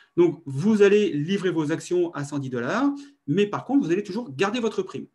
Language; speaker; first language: French; native; French